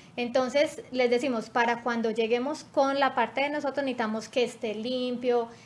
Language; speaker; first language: Spanish; native; Spanish